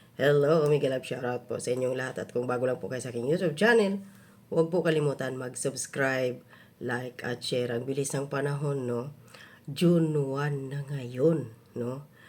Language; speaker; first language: Filipino; non-native, local second language; Cebuano